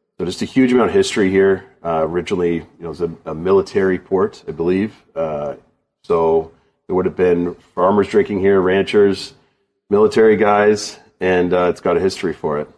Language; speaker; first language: English; native; English